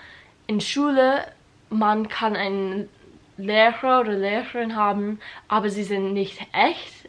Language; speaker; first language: German; non-native, learner; English